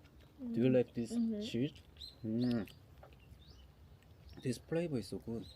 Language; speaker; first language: English; non-native, learner; Korean